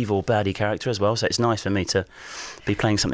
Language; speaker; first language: English; native; English